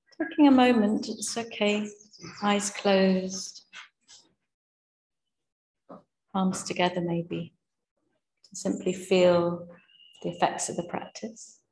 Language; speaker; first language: English; native; English